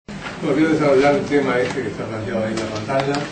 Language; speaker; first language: Spanish; native; Spanish